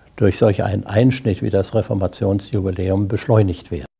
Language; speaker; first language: German; native; German